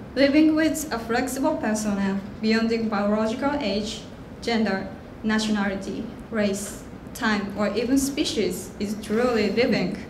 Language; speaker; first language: English; non-native, fluent; Japanese